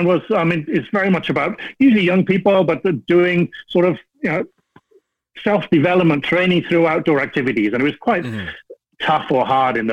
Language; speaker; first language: English; native; English